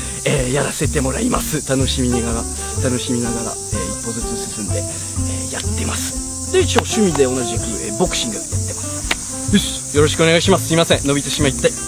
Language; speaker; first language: Japanese; non-native, fluent; French